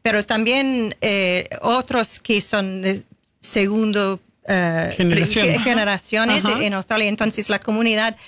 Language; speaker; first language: Spanish; non-native, fluent; English